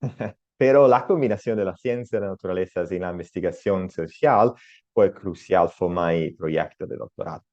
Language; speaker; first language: Spanish; non-native, learner; Italian